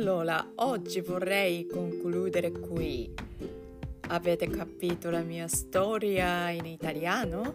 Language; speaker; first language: Italian; non-native, fluent; Japanese